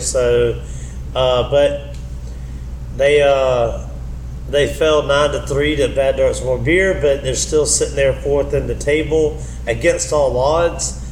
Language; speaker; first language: English; native; English